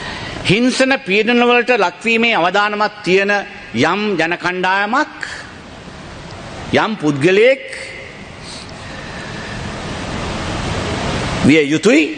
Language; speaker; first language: Sinhala; non-native, local second language; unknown